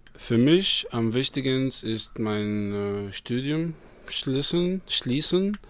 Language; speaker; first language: German; non-native, learner; Arabic